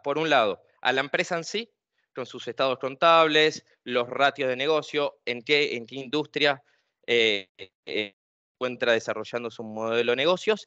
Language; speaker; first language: Spanish; native; Spanish